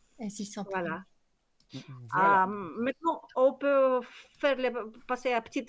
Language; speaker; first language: French; non-native, learner; Kyrgyz